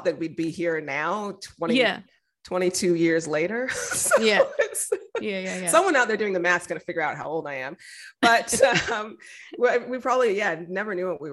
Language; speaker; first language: English; native; English